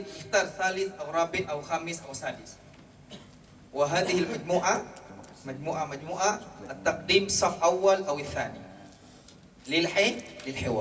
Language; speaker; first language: Arabic; non-native, fluent; Malay